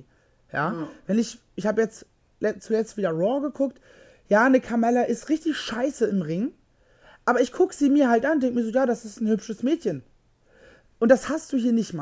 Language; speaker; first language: German; native; German